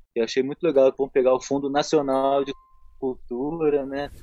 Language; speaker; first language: Portuguese; native; Portuguese